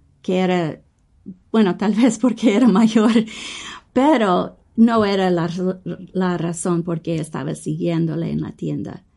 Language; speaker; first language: Spanish; non-native, fluent; English